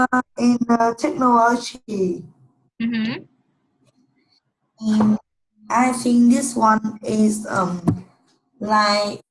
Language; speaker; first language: English; non-native, learner; Vietnamese